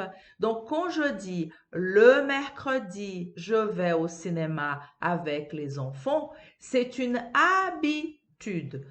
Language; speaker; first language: French; non-native, fluent; Portuguese